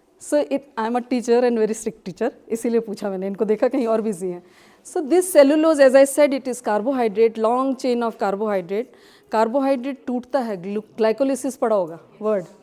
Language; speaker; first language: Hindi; non-native, local second language; Kashmiri